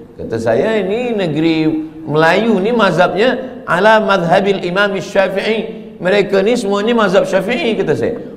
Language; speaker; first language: Malay; native; Malay